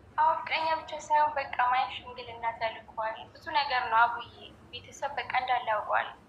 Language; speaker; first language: Amharic; native; Amharic